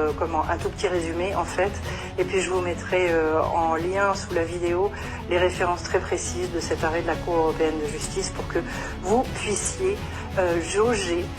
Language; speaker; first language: French; native; French